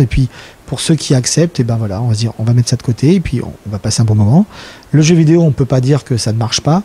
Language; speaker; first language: French; native; French